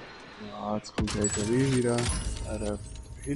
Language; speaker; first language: German; native; German